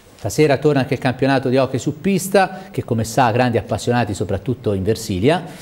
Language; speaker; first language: Italian; native; Italian